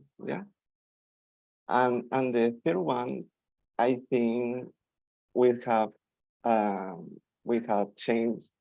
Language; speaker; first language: English; non-native, learner; Spanish